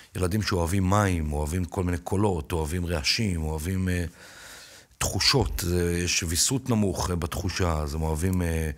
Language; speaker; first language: Hebrew; native; Hebrew